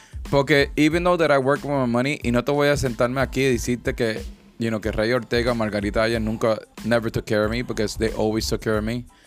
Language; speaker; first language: English; early bilingual, other home language; Spanish